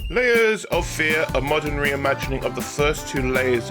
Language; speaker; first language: English; native; English